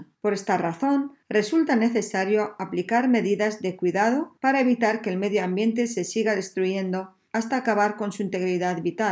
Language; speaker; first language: Spanish; native; Spanish